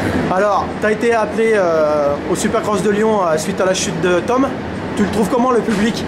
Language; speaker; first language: French; native; French